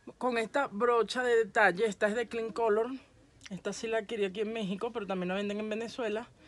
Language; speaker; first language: Spanish; native; Spanish